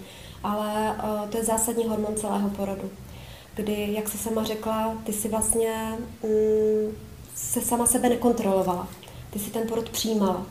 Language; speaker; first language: Czech; native; Czech